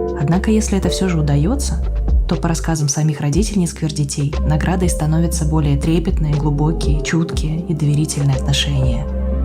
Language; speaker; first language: Russian; native; Russian